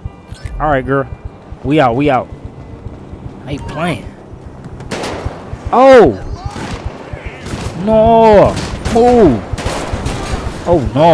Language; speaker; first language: English; native; English